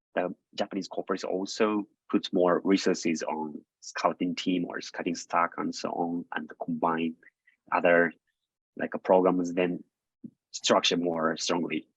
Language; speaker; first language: English; non-native, fluent; Japanese